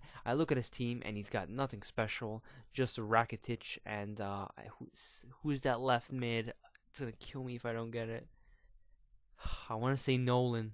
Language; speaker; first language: English; native; English